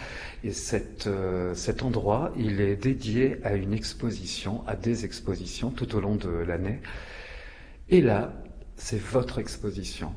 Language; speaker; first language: French; native; French